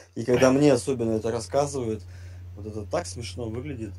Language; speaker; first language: Russian; native; Russian